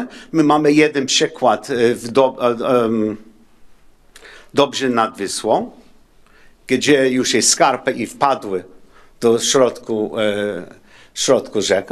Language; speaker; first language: Polish; non-native, learner; English